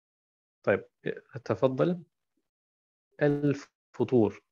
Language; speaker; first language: Arabic; non-native, fluent; German